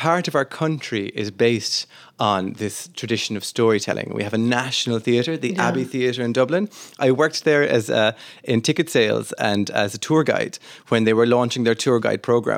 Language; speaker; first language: English; native; English